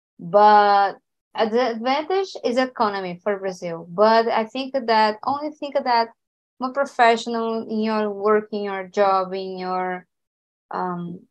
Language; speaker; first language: English; non-native, learner; Portuguese